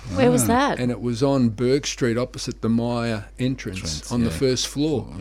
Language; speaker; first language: English; native; English